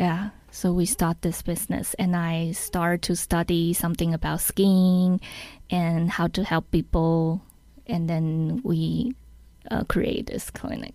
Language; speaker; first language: English; non-native, learner; Chinese